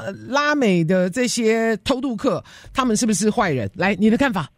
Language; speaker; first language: Chinese; native; Chinese